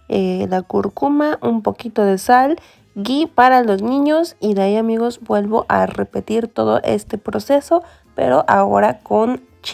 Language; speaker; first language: Spanish; native; Spanish